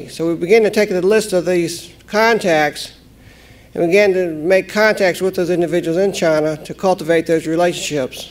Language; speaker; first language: English; native; English